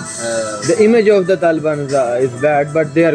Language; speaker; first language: English; non-native, learner; Punjabi